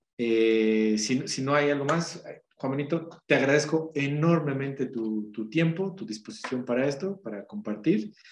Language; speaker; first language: Spanish; native; Spanish